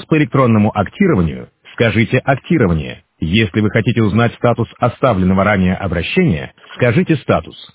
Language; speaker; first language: Russian; native; Russian